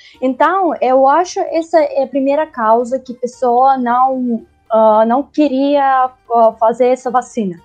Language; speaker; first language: Portuguese; non-native, learner; Russian